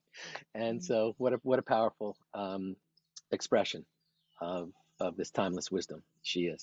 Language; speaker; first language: English; native; English